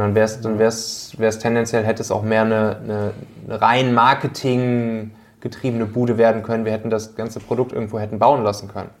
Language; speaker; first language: German; native; German